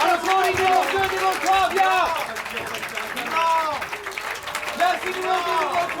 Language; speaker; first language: French; native; French